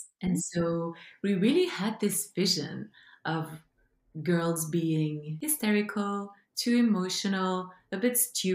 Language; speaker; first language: English; non-native, fluent; French